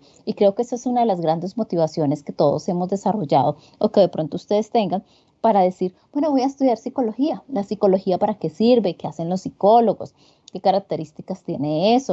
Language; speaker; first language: Spanish; native; Spanish